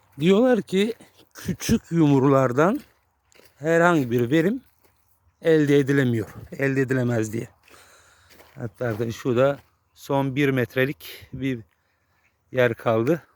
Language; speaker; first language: Turkish; native; Turkish